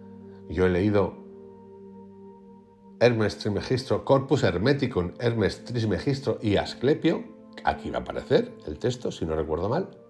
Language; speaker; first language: Spanish; native; Spanish